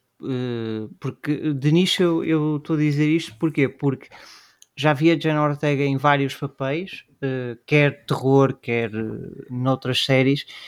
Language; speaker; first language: Portuguese; native; Portuguese